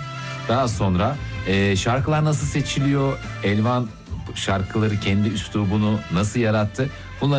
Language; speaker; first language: Turkish; native; Turkish